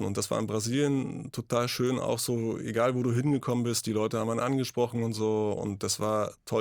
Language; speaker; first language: German; native; German